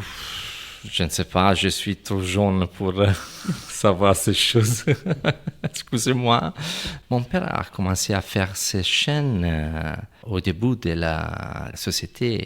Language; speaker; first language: French; non-native, fluent; Italian